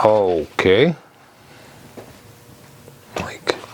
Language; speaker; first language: English; native; English